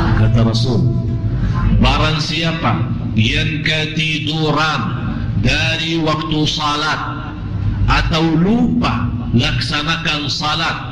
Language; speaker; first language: Malay; non-native, fluent; Arabic